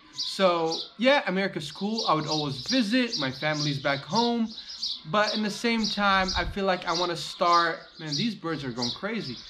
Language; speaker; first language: English; early bilingual, heritage; English